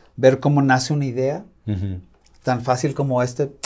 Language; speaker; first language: Spanish; native; Spanish